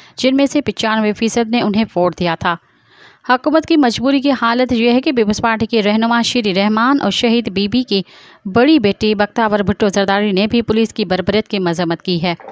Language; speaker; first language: Urdu; non-native, local second language; Sindhi